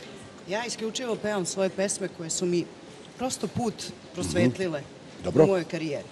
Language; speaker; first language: Serbian; native; Serbian